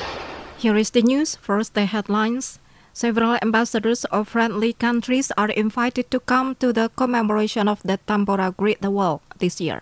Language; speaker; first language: English; non-native, fluent; Indonesian